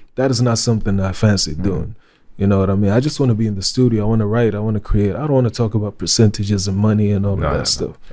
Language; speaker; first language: English; non-native, fluent; Arabic